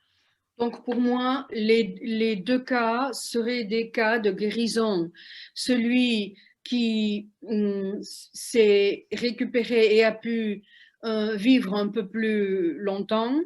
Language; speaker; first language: French; non-native, fluent; Spanish